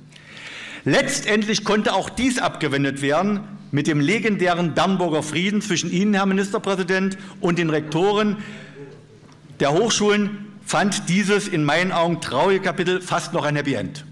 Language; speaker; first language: German; native; German